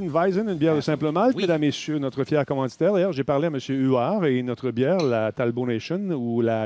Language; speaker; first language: French; native; French